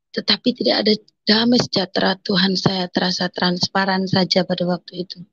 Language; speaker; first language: Indonesian; non-native, local second language; Madurese